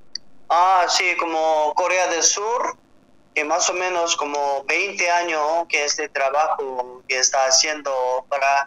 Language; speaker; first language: Spanish; non-native, learner; Korean